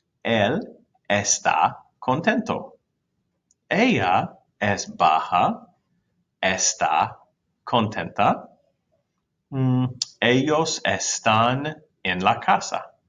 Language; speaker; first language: Spanish; non-native, fluent; English